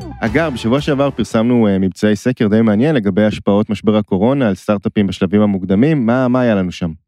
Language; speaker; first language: Hebrew; native; Hebrew